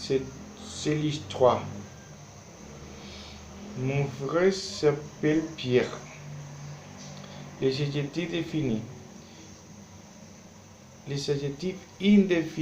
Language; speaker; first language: French; non-native, learner; Spanish